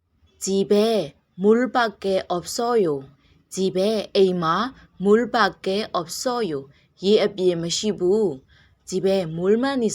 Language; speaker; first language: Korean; non-native, fluent; Burmese